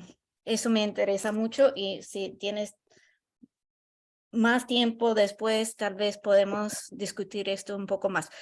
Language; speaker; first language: Spanish; non-native, learner; English